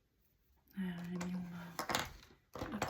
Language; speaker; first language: French; native; French